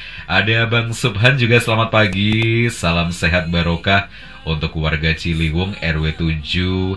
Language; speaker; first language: Indonesian; native; Indonesian